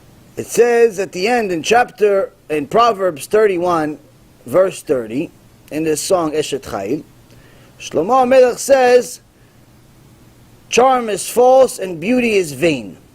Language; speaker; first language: English; non-native, fluent; Hebrew